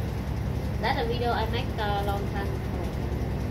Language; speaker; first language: English; non-native, learner; Vietnamese